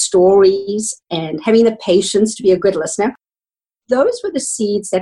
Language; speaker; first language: English; native; English